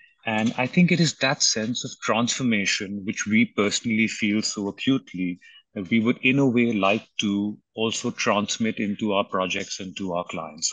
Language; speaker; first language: English; non-native, local second language; Hindi